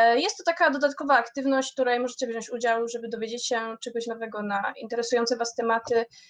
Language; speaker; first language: Polish; native; Polish